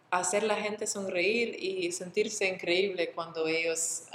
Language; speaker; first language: Spanish; early bilingual, other home language; English